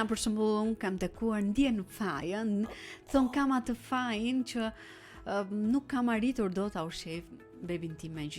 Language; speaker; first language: Albanian; native; Albanian